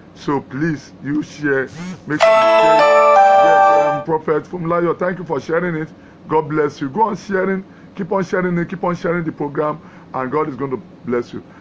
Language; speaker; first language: English; non-native, local second language; Yoruba